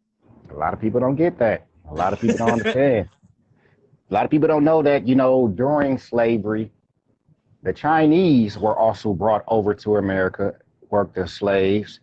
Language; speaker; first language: English; native; English